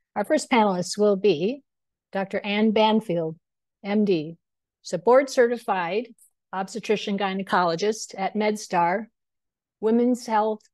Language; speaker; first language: English; native; English